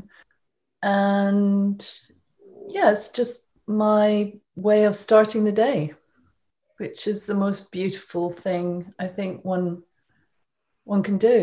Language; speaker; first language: English; native; English